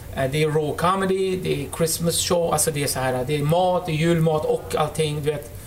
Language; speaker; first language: Swedish; early bilingual, other home language; Kurdish